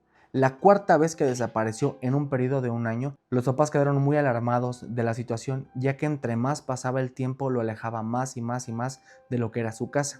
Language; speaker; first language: Spanish; native; Spanish